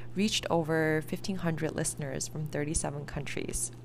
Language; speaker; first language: English; early bilingual, other home language; Chinese